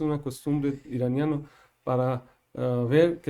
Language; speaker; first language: Portuguese; non-native, learner; Persian